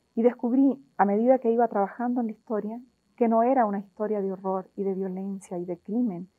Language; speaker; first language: Spanish; native; Spanish